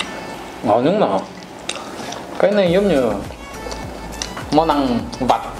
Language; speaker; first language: Vietnamese; non-native, learner; Korean